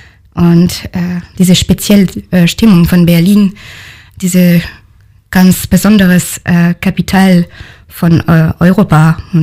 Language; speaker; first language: German; non-native, learner; French